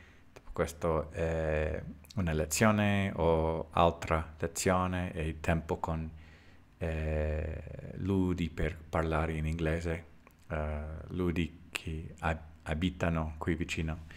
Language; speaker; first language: Italian; non-native, learner; English